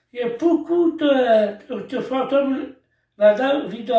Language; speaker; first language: French; native; French